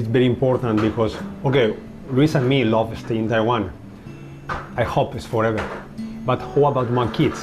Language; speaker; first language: English; non-native, learner; Spanish